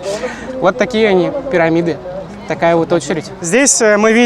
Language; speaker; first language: Russian; native; Russian